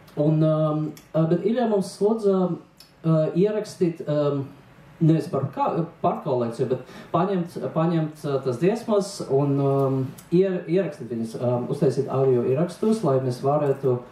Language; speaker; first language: Latvian; non-native, local second language; Russian